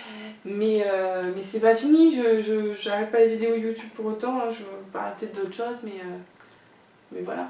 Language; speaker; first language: French; native; French